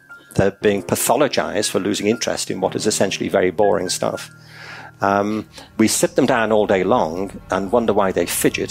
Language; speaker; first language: English; native; English